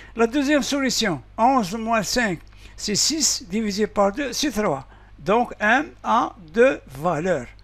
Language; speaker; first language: French; non-native, local second language; Arabic